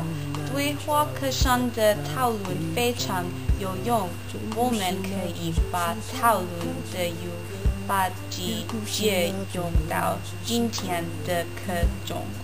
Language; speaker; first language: Chinese; non-native, learner; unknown